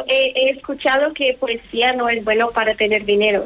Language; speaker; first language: Spanish; non-native, learner; Portuguese